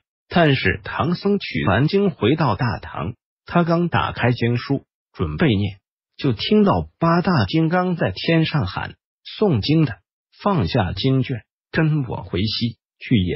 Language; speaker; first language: Chinese; native; Chinese